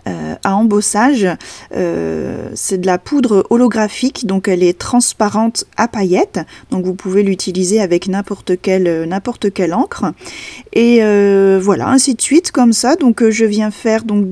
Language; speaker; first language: French; native; French